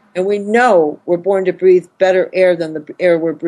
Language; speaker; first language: English; native; English